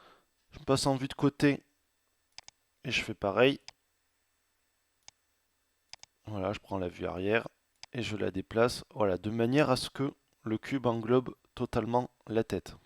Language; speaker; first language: French; native; French